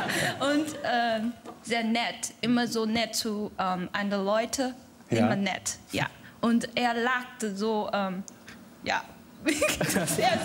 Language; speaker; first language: German; non-native, learner; Chinese